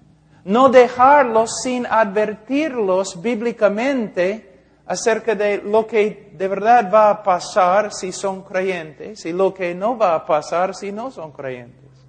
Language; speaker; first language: Spanish; non-native, fluent; English